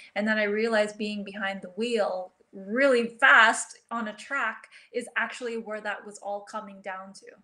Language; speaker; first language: English; early bilingual, other home language; Filipino